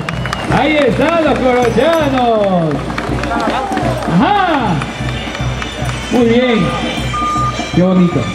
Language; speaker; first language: Spanish; native; Spanish